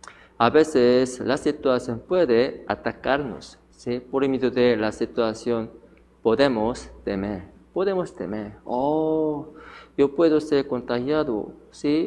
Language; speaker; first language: Spanish; non-native, learner; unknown